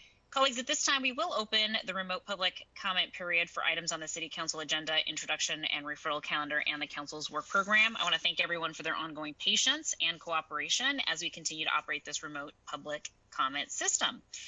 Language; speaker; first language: English; early bilingual, other home language; Spanish